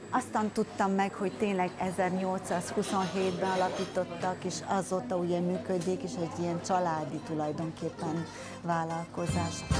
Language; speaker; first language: Hungarian; non-native, fluent; Bulgarian